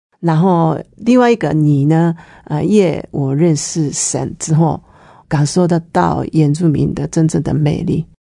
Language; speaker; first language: Chinese; non-native, fluent; Japanese